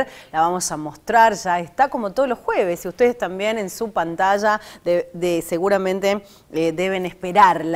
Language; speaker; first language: Spanish; native; Spanish